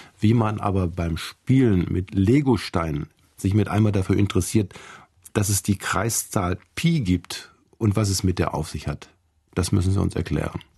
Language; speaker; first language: German; native; German